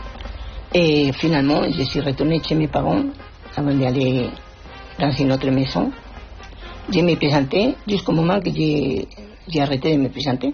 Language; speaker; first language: French; non-native, fluent; Spanish